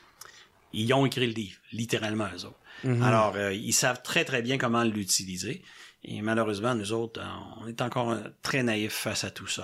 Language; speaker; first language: French; native; French